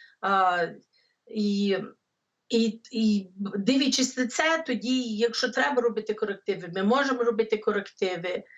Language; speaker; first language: Ukrainian; early bilingual, heritage; English